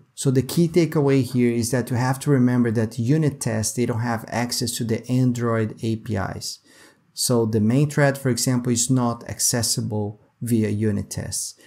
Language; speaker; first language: English; non-native, fluent; Portuguese